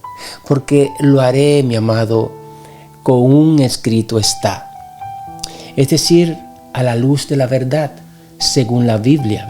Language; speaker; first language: Spanish; native; Spanish